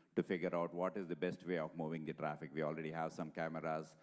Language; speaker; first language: English; non-native, local second language; Telugu